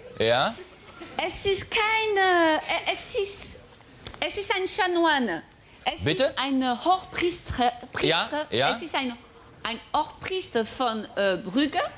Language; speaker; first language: German; non-native, fluent; French